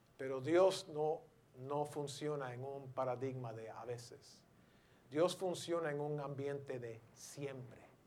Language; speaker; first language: Spanish; early bilingual, heritage; Spanish